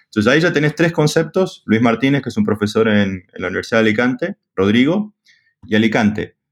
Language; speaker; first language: Spanish; native; Spanish